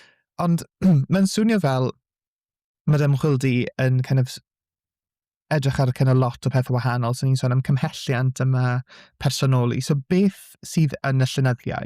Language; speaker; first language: Welsh; native; Welsh